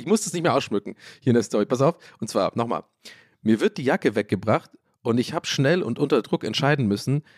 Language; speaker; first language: German; native; German